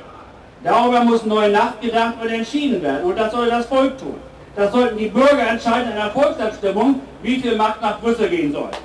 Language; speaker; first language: German; native; German